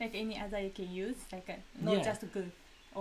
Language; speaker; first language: English; non-native, learner; Japanese